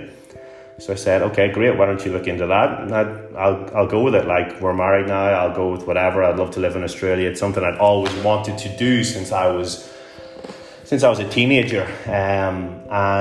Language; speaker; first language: English; native; English